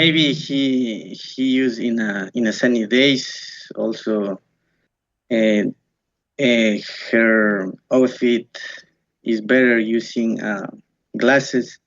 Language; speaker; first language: English; non-native, learner; Spanish